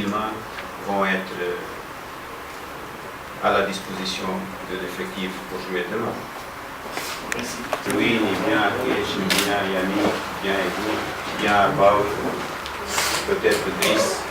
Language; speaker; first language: French; non-native, fluent; Portuguese